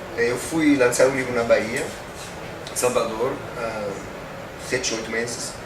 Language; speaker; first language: Portuguese; non-native, fluent; Italian